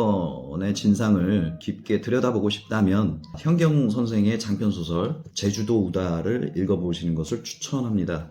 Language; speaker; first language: Korean; native; Korean